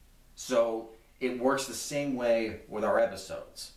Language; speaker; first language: English; native; English